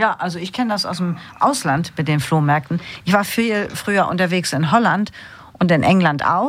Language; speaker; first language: German; native; German